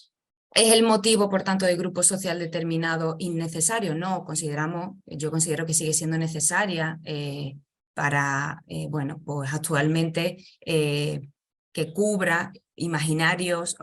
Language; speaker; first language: Spanish; native; Spanish